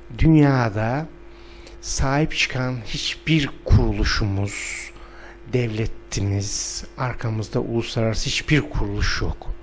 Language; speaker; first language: Turkish; non-native, local second language; Adyghe